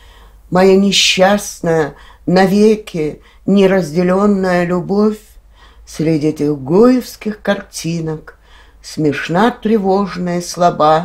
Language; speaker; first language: Russian; native; Russian